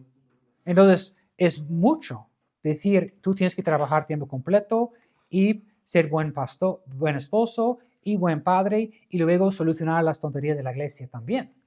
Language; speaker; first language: Spanish; non-native, fluent; English